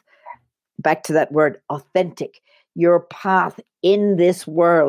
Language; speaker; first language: English; native; English